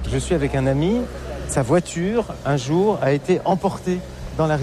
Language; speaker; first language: French; native; French